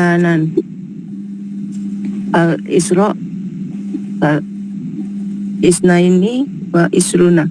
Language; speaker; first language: Arabic; non-native, learner; Indonesian